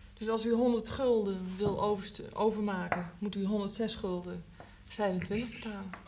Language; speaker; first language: Dutch; native; Dutch